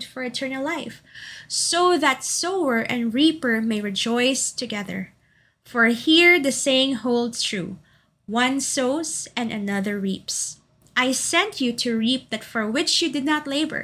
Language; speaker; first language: English; non-native, local second language; Cebuano